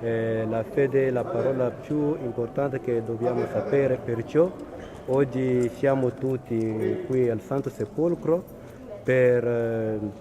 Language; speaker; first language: Italian; non-native, fluent; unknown